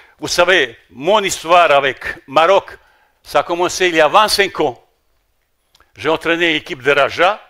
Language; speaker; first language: French; non-native, fluent; Bosnian